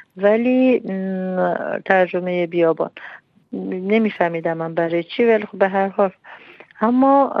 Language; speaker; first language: Persian; non-native, local second language; Armenian